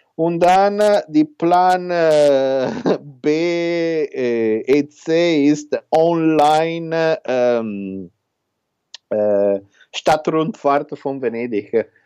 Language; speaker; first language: German; non-native, learner; Italian